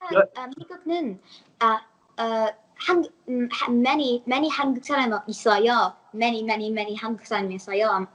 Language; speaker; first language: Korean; non-native, learner; English